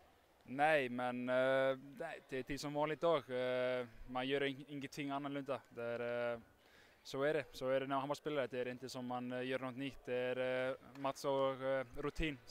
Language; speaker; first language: Swedish; non-native, fluent; Icelandic